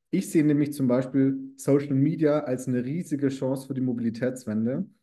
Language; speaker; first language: German; native; German